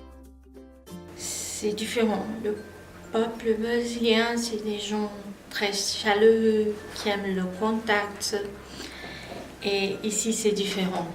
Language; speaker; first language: French; non-native, fluent; Portuguese